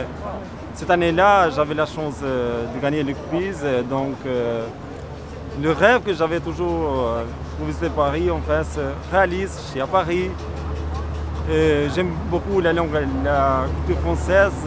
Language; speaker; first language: French; non-native, fluent; Albanian